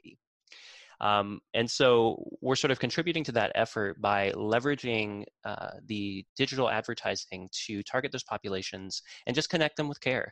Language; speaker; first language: English; native; English